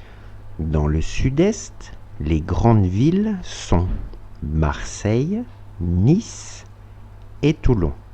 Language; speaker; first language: French; non-native, fluent; Russian